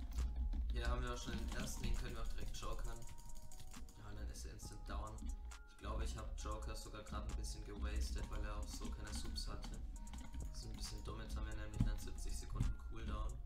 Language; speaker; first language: German; native; German